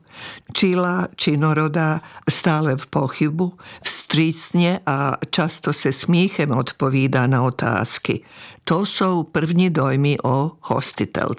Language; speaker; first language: Czech; non-native, fluent; Serbian